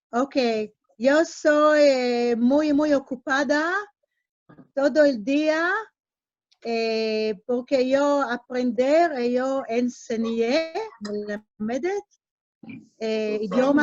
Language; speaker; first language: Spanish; non-native, learner; Hebrew